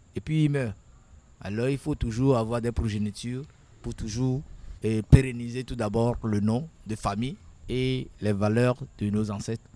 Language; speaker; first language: French; non-native, local second language; Ewe